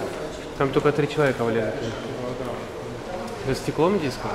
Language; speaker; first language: Russian; native; Russian